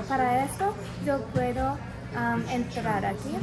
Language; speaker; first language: Spanish; non-native, fluent; Japanese